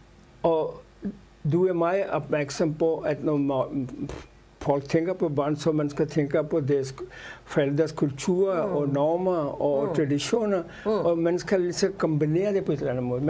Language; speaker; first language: Danish; non-native, fluent; Urdu